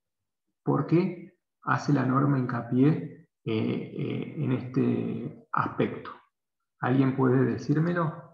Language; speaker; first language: Spanish; native; Spanish